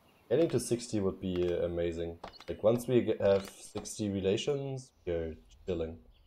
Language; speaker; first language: English; non-native, fluent; German